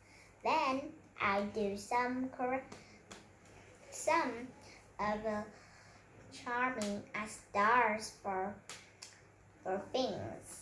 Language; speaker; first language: English; non-native, learner; Vietnamese